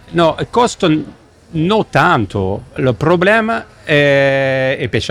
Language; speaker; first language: Italian; non-native, learner; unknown